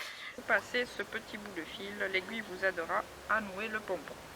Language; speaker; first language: French; native; French